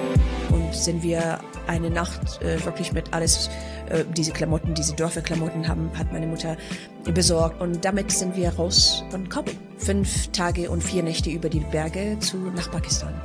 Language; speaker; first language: German; non-native, fluent; Persian